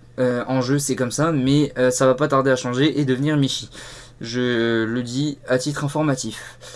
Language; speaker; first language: French; native; French